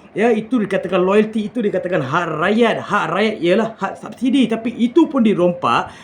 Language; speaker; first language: Malay; non-native, local second language; Tamil